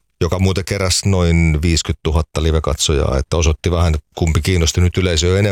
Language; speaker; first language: Finnish; native; Finnish